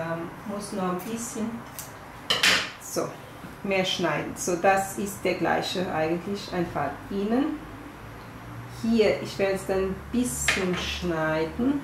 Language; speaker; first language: German; non-native, fluent; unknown